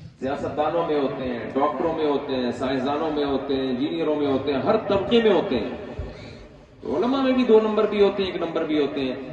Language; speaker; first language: Urdu; native; Urdu